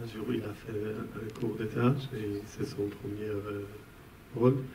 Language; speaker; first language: French; non-native, fluent; Persian